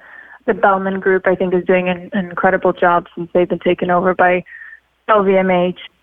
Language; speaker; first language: English; early bilingual, other home language; Russian